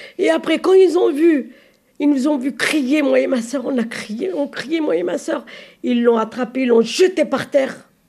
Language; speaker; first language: French; early bilingual, other home language; Arabic